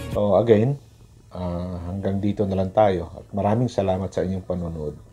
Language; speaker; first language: Filipino; non-native, local second language; Cebuano